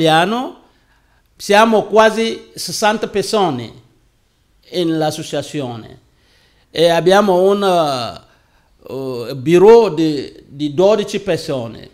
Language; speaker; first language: Italian; non-native, learner; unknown